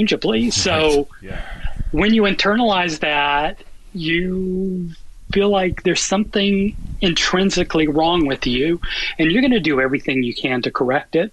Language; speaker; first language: English; native; English